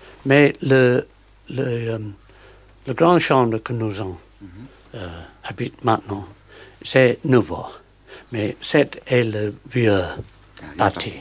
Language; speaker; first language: French; non-native, learner; English